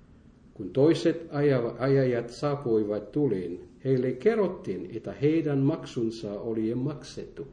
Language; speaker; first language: Finnish; non-native, fluent; French